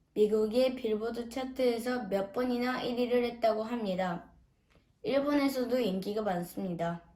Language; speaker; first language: Korean; early bilingual, heritage; Korean